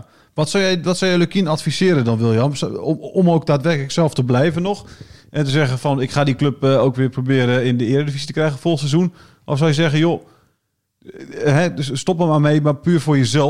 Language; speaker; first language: Dutch; native; Dutch